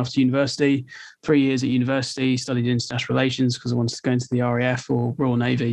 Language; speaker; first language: English; native; English